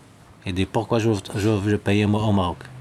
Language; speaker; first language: French; non-native, learner; Arabic